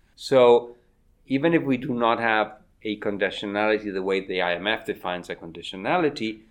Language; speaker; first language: English; non-native, fluent; Spanish